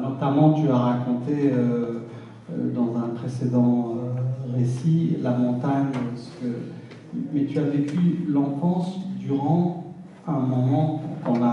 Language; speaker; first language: French; early bilingual, other home language; Arabic